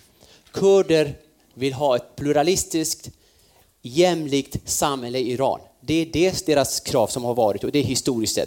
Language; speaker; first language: Swedish; non-native, fluent; Kurdish